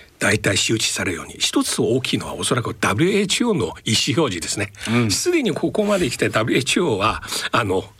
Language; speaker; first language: Japanese; non-native, fluent; Chinese